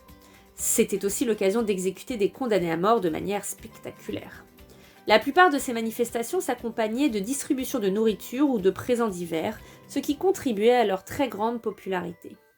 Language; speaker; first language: French; native; French